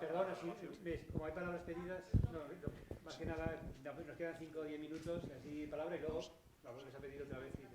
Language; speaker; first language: Spanish; native; Spanish